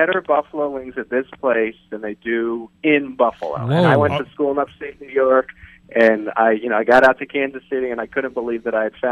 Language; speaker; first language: English; native; English